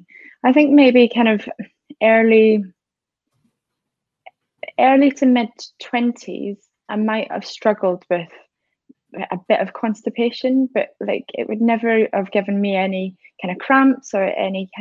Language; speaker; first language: English; native; English